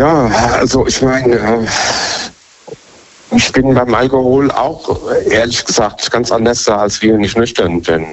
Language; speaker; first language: German; native; German